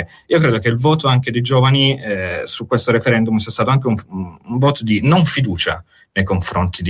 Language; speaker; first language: Italian; native; Italian